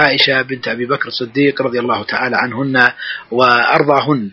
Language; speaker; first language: Arabic; native; Arabic